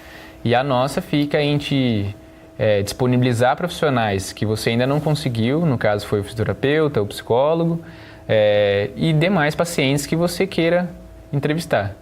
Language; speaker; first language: Portuguese; native; Portuguese